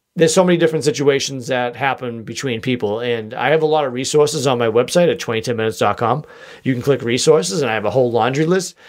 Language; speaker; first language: English; native; English